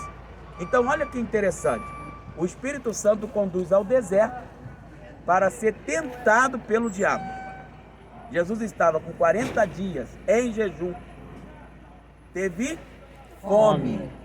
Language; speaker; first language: Portuguese; native; Portuguese